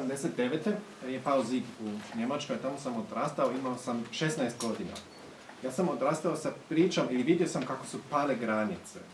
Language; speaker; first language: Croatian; early bilingual, heritage; Croatian